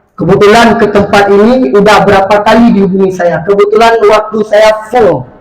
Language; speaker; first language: Malay; non-native, local second language; Achinese